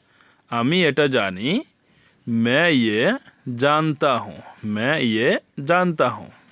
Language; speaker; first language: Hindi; non-native, fluent; Bangla